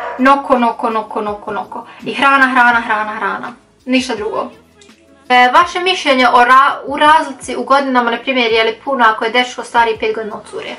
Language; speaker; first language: Bosnian; early bilingual, heritage; Bosnian